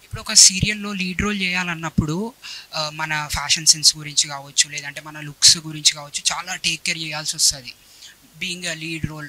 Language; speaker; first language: Telugu; native; Telugu